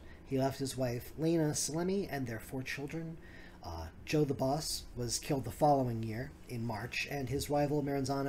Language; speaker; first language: English; native; English